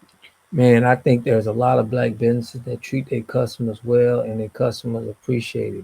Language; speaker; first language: English; native; English